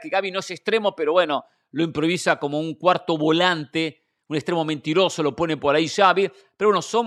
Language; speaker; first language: Spanish; native; Spanish